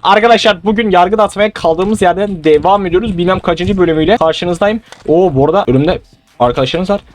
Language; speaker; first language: Turkish; native; Turkish